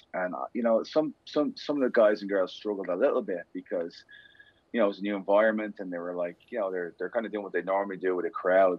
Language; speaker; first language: English; native; English